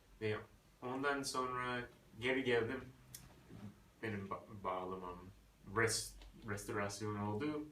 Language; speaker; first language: Turkish; non-native, learner; English